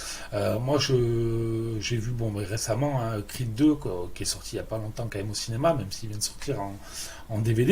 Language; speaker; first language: French; native; French